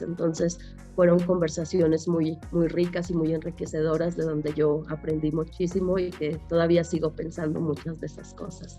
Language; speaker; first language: Spanish; native; Spanish